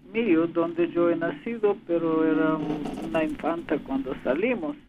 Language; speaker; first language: Spanish; early bilingual, other home language; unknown